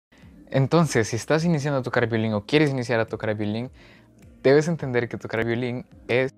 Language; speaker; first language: Spanish; native; Spanish